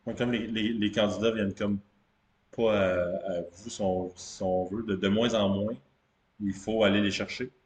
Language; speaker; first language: French; native; French